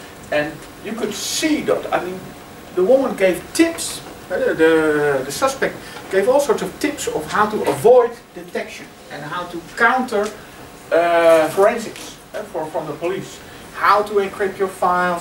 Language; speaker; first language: English; non-native, fluent; Dutch